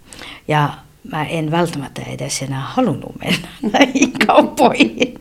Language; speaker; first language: Finnish; non-native, fluent; French